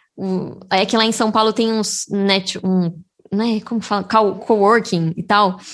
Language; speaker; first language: Portuguese; native; Portuguese